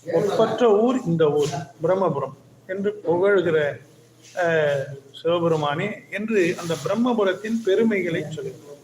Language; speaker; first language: Tamil; native; Tamil